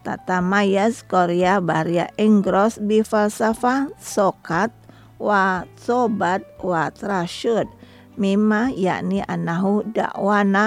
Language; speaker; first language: Arabic; non-native, fluent; Indonesian